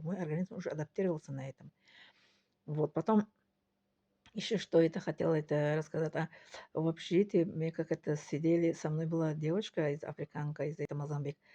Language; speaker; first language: Russian; non-native, local second language; Tajik